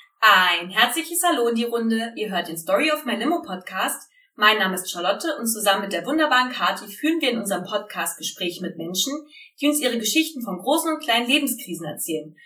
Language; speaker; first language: German; native; German